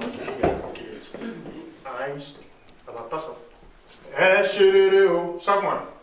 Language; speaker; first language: German; non-native, fluent; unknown